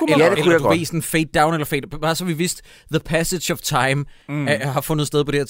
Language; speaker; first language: Danish; native; Danish